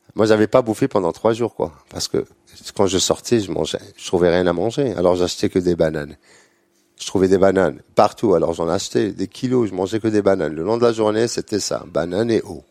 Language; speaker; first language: French; non-native, local second language; Arabic